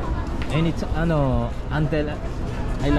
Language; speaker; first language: English; non-native, learner; Filipino